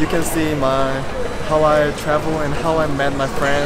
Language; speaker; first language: English; non-native, fluent; Korean